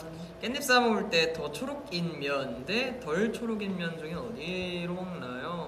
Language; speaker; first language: Korean; native; Korean